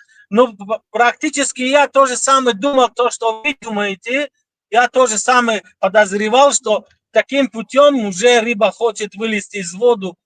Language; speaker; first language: Russian; non-native, local second language; Tajik